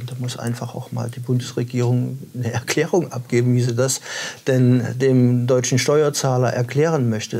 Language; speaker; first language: German; native; German